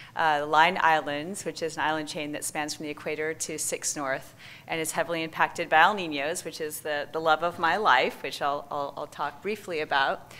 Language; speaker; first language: English; native; English